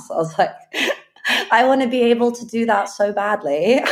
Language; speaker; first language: English; early bilingual, other home language; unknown